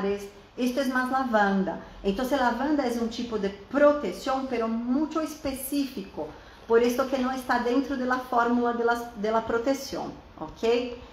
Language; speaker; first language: Spanish; non-native, fluent; Portuguese